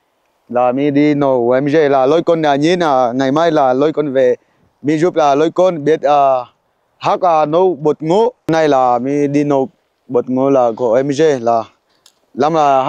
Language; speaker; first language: Vietnamese; non-native, learner; Portuguese